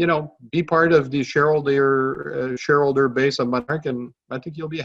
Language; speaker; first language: English; non-native, local second language; French